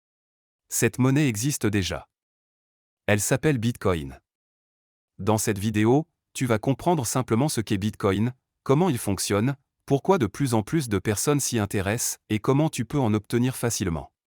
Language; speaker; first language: French; native; French